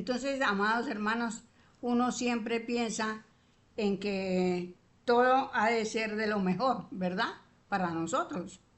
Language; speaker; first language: Spanish; native; Spanish